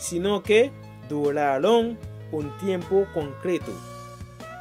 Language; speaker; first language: Spanish; non-native, fluent; Haitian Creole